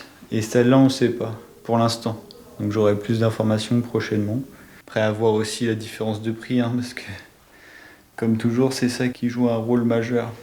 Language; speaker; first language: French; native; French